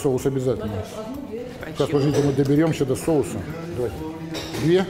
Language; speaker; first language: Russian; native; Russian